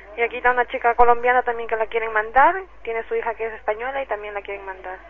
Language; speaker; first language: Spanish; native; Spanish